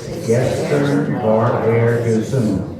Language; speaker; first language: German; non-native, learner; English